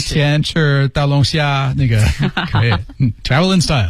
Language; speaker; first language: Chinese; non-native, learner; English